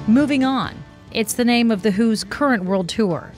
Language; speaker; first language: English; native; English